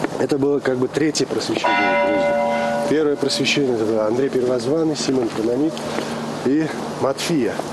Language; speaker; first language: Russian; non-native, local second language; Georgian